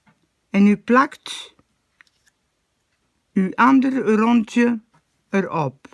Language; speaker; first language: Dutch; native; Dutch